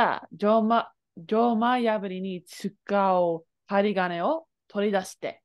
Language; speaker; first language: Japanese; non-native, fluent; English